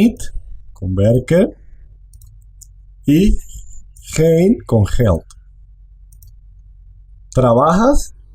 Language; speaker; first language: Dutch; non-native, learner; Spanish